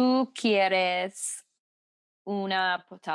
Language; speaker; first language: Spanish; non-native, learner; English